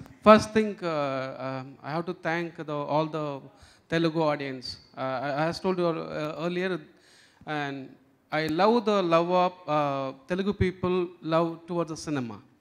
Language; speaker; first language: English; non-native, local second language; Tamil